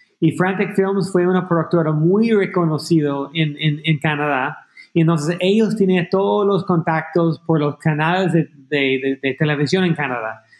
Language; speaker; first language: Spanish; non-native, fluent; English